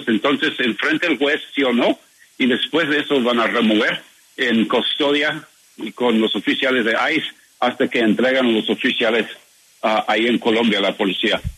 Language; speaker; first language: Spanish; non-native, learner; English